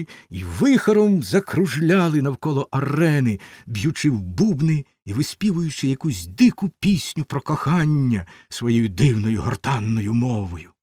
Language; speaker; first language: Ukrainian; native; Ukrainian